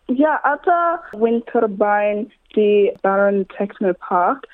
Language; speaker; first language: Indonesian; non-native, learner; English